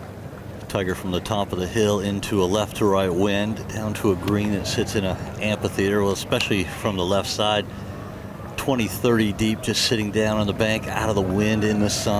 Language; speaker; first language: English; native; English